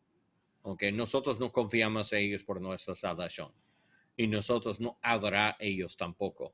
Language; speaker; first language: Spanish; non-native, learner; English